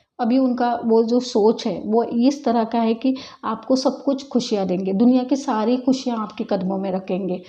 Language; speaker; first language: Hindi; non-native, local second language; Marathi